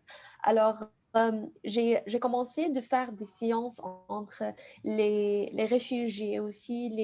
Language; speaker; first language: French; non-native, fluent; Arabic